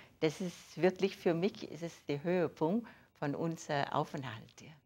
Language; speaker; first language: German; non-native, fluent; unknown